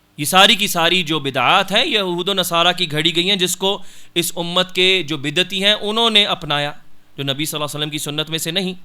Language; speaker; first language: Urdu; non-native, local second language; Punjabi